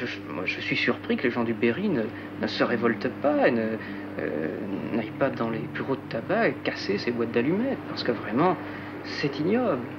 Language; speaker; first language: French; native; French